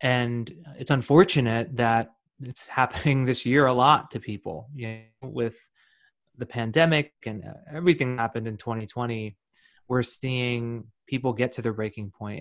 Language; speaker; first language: English; native; English